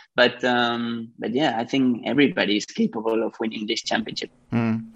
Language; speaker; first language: English; non-native, fluent; Spanish